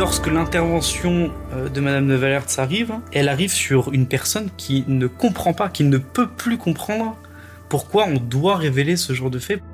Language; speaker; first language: French; native; French